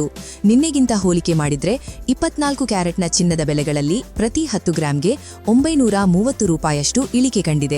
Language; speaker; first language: Kannada; native; Kannada